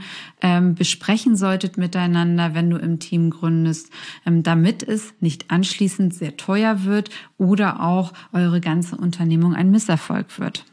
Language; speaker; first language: German; native; German